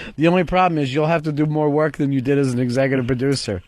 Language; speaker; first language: English; native; English